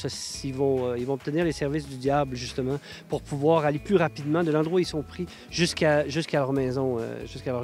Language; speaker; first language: French; native; French